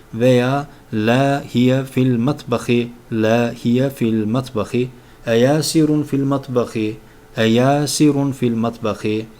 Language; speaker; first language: Arabic; non-native, fluent; Turkish